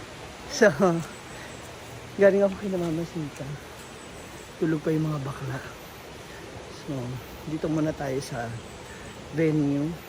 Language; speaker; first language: Filipino; non-native, local second language; Cebuano